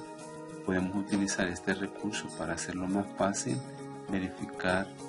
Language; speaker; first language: Spanish; native; Spanish